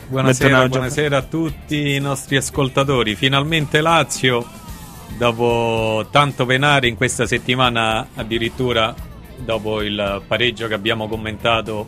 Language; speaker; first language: Italian; native; Italian